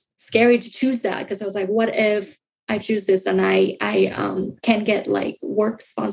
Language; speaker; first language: English; non-native, fluent; Vietnamese